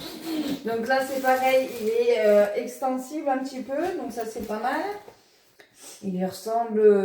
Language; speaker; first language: French; native; French